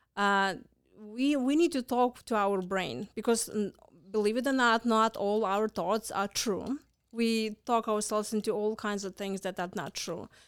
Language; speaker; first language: English; non-native, fluent; Lithuanian